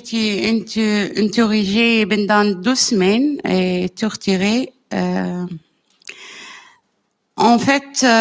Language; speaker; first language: French; non-native, learner; Arabic